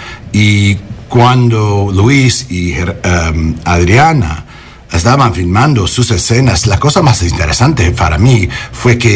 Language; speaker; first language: Spanish; early bilingual, heritage; Spanish